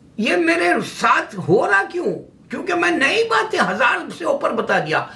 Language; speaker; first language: Urdu; native; Urdu